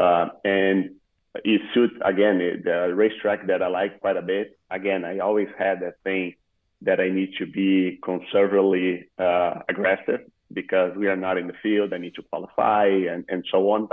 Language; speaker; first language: English; non-native, fluent; Portuguese